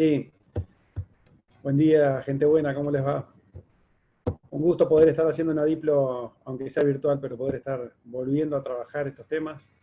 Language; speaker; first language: Spanish; native; Spanish